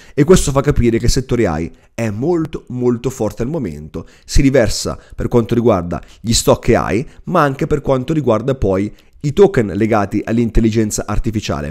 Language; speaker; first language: Italian; native; Italian